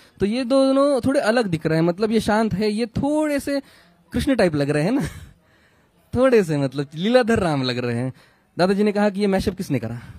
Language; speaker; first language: Hindi; non-native, local second language; Marathi